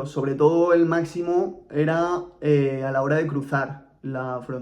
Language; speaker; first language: Spanish; native; Spanish